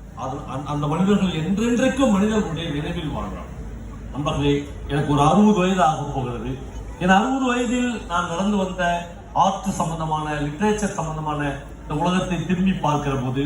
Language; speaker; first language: Tamil; native; Tamil